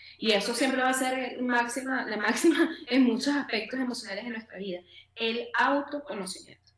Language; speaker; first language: Spanish; native; Spanish